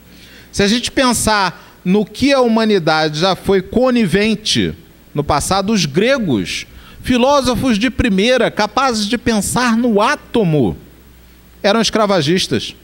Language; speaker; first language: Portuguese; native; Portuguese